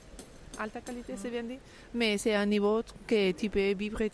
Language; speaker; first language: French; non-native, fluent; Spanish